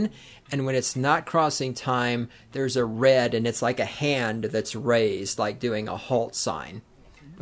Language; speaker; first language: English; native; English